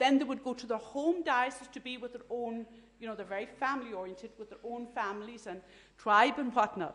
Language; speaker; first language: English; native; English